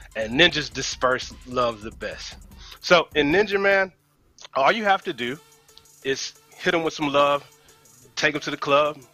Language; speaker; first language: English; native; English